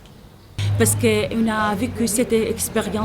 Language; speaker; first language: French; non-native, learner; Aramaic